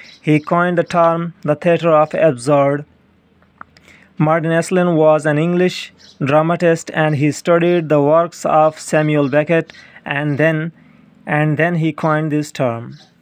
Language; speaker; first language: English; non-native, local second language; Urdu